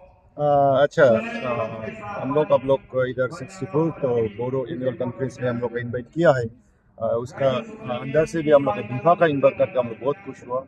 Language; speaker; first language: Hindi; non-native, learner; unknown